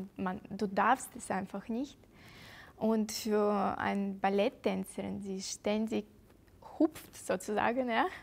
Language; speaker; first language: German; non-native, fluent; Russian